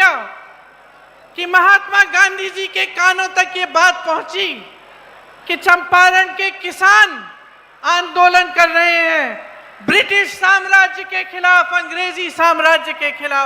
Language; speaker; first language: Hindi; native; Hindi